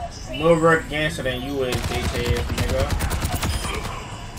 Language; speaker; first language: English; early bilingual, other home language; Spanish